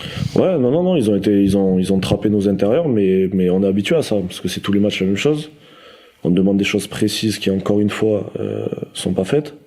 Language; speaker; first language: French; native; French